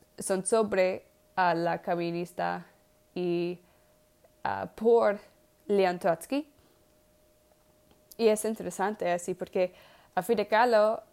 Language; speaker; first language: Spanish; non-native, learner; English